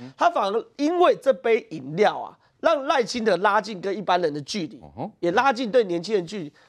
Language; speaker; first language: Chinese; native; Chinese